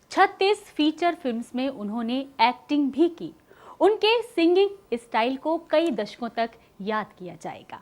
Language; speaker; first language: Hindi; native; Hindi